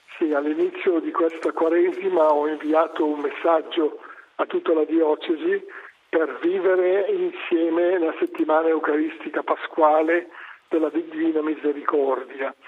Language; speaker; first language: Italian; native; Italian